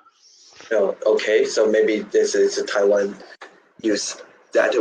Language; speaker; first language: English; non-native, learner; Chinese